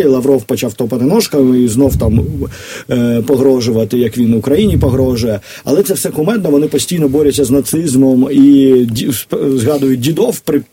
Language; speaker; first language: Ukrainian; native; Ukrainian